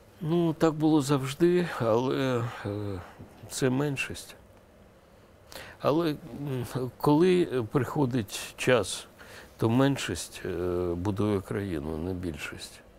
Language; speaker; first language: Ukrainian; non-native, local second language; Russian